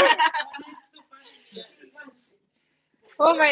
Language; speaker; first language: Spanish; native; Spanish